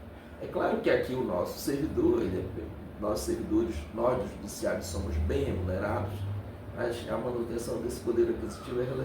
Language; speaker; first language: Portuguese; native; Portuguese